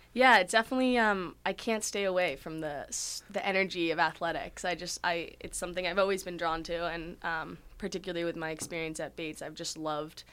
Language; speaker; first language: English; native; English